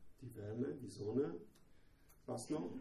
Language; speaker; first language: German; non-native, learner; Persian